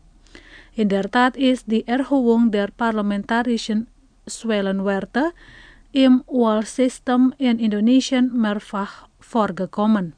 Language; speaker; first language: German; non-native, fluent; Indonesian